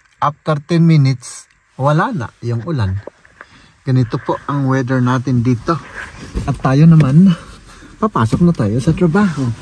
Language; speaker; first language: Filipino; native; Filipino